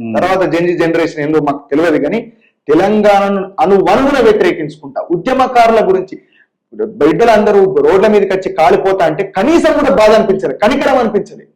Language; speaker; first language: Telugu; native; Telugu